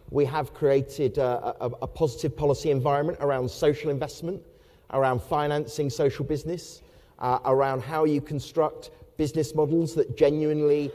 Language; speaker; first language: English; native; English